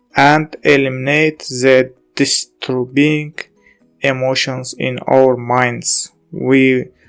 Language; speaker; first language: English; non-native, learner; Azerbaijani